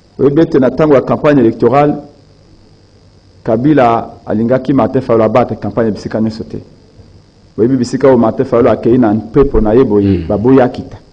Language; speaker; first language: Lingala; native; Lingala